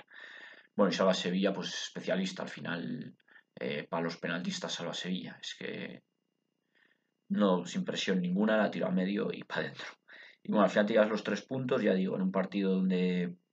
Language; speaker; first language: Spanish; native; Spanish